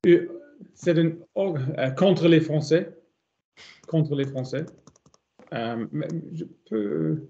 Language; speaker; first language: French; non-native, learner; German